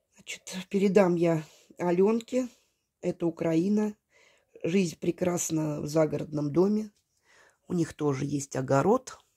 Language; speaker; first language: Russian; native; Russian